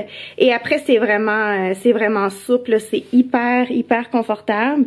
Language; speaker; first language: French; native; French